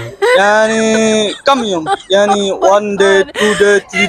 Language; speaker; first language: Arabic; non-native, learner; Bangla